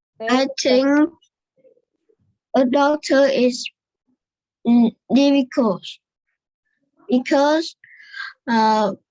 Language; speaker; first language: English; non-native, learner; Vietnamese